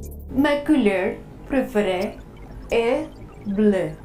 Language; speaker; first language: French; non-native, learner; Spanish